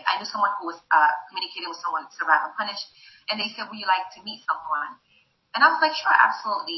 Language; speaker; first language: English; non-native, fluent; Spanish